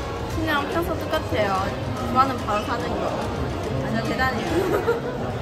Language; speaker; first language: Korean; non-native, learner; Chinese